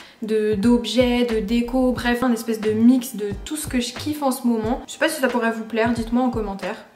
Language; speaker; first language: French; native; French